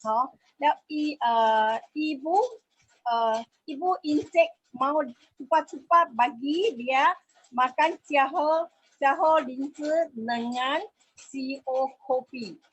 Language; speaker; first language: Indonesian; non-native, local second language; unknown